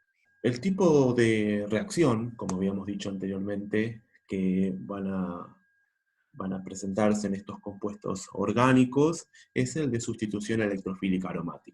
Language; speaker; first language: Spanish; native; Spanish